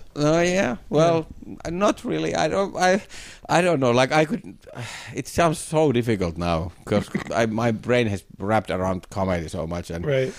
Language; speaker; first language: English; non-native, fluent; Finnish